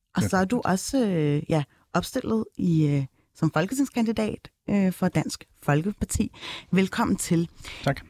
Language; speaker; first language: Danish; native; Danish